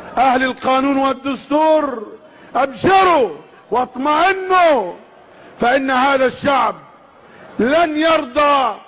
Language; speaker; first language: Arabic; native; Arabic